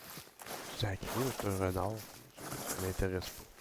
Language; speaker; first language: French; native; French